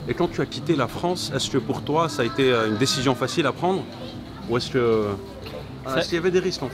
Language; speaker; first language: French; native; French